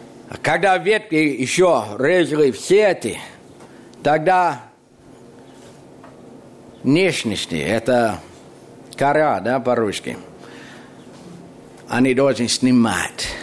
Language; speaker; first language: Russian; non-native, fluent; English